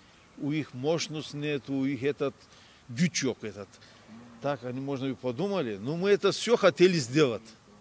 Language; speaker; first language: Russian; non-native, learner; Turkish